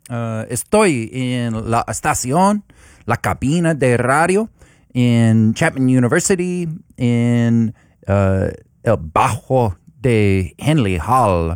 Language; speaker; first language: Spanish; non-native, learner; English